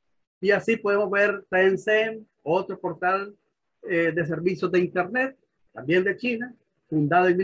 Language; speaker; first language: Spanish; native; Spanish